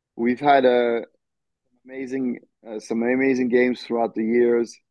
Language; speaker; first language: English; non-native, fluent; French